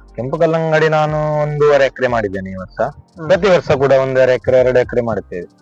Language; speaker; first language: Kannada; native; Kannada